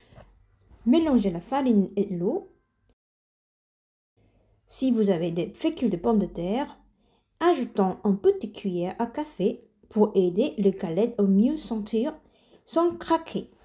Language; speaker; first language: French; non-native, learner; Korean